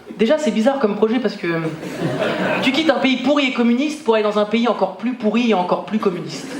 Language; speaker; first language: French; native; French